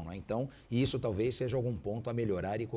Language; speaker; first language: Portuguese; native; Portuguese